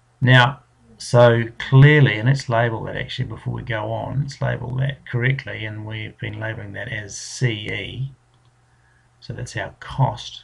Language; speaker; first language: English; native; English